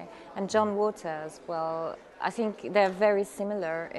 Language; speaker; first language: English; non-native, fluent; French